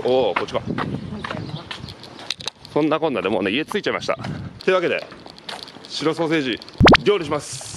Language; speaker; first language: Japanese; native; Japanese